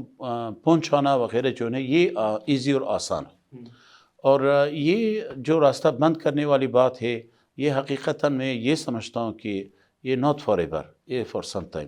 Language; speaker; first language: Hindi; non-native, fluent; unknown